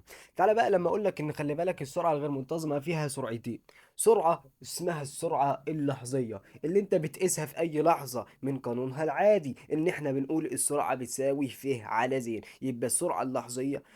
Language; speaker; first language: Arabic; native; Arabic